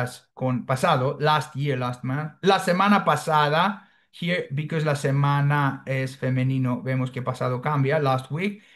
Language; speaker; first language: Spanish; non-native, fluent; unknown